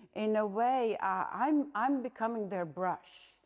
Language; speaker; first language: English; non-native, fluent; Latvian